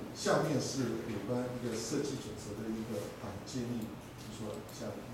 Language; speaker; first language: Chinese; native; Chinese